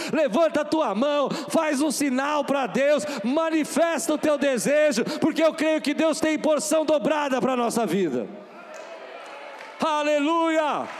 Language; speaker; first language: Portuguese; native; Portuguese